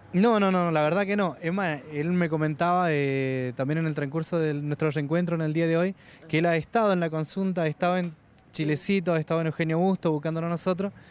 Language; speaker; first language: Spanish; native; Spanish